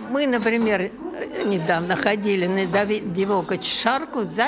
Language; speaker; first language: Czech; non-native, learner; Russian